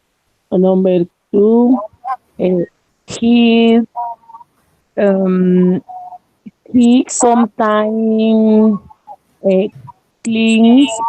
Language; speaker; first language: English; non-native, learner; Spanish